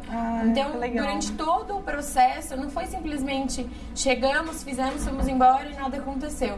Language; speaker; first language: Portuguese; native; Portuguese